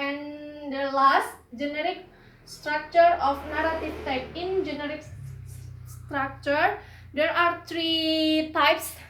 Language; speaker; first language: English; non-native, learner; Indonesian